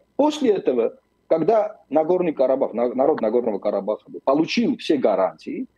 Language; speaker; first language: Russian; non-native, local second language; Armenian